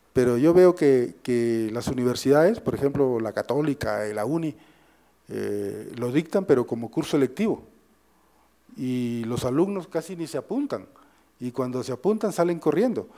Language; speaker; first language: Spanish; native; Spanish